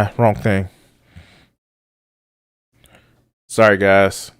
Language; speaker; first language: English; native; English